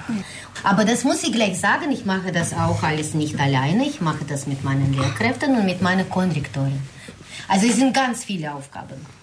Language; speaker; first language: German; non-native, fluent; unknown